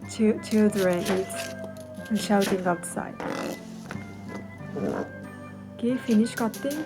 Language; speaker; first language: English; non-native, learner; Japanese